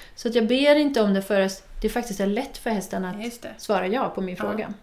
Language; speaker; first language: Swedish; non-native, fluent; Dutch